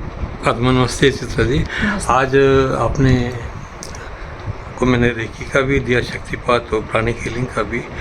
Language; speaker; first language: Hindi; native; Hindi